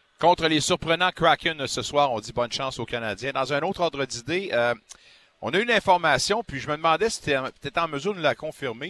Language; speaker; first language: French; native; French